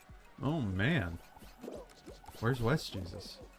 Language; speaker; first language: English; native; English